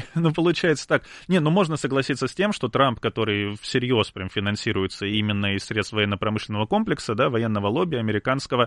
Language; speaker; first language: Russian; native; Russian